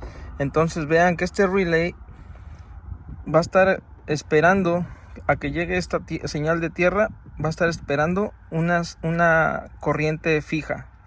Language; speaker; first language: Spanish; native; Spanish